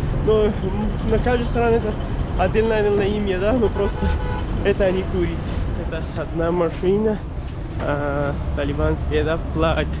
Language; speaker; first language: Russian; non-native, learner; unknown